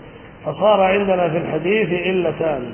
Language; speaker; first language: Arabic; native; Arabic